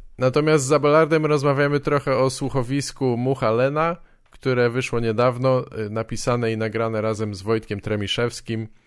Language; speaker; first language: Polish; native; Polish